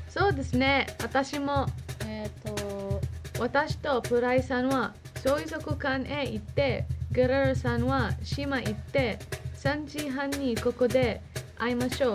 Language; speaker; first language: Japanese; non-native, learner; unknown